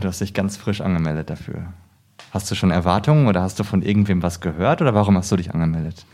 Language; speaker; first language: German; native; German